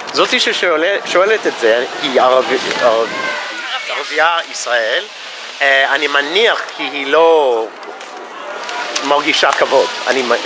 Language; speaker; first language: Hebrew; non-native, fluent; English